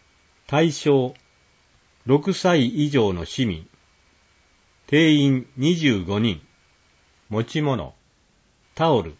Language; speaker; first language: Japanese; native; Japanese